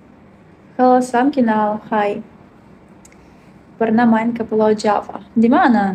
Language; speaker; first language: Indonesian; non-native, learner; Russian